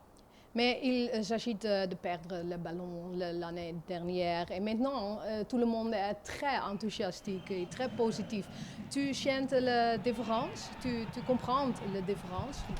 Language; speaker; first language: French; non-native, learner; Dutch